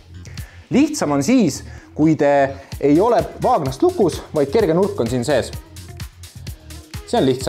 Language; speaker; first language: Estonian; native; Estonian